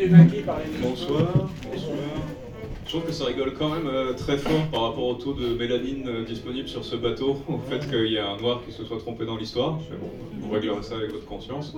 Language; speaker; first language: French; native; French